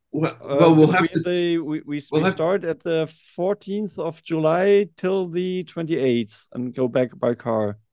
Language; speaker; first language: English; non-native, learner; German